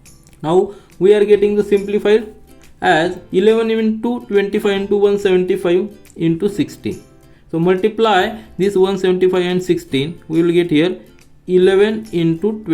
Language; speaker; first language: English; non-native, local second language; Marathi